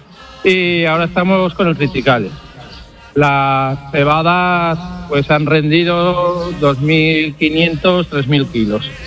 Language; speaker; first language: Spanish; native; Spanish